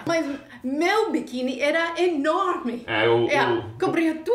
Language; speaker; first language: Portuguese; non-native, fluent; English